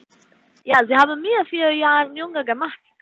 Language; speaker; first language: German; non-native, fluent; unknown